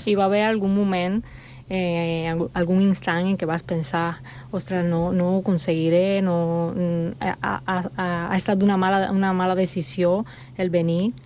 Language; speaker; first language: Catalan; non-native, fluent; Spanish